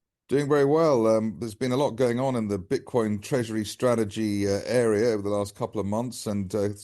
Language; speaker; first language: English; native; English